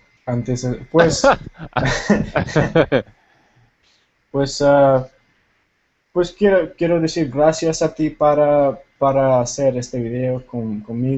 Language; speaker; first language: Spanish; non-native, fluent; Tamil